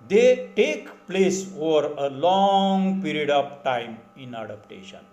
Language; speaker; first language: English; non-native, local second language; Marathi